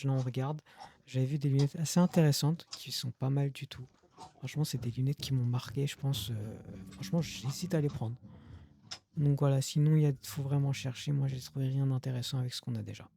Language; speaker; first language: French; native; French